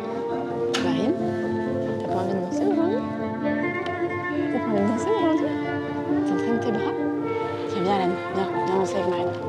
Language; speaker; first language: French; native; French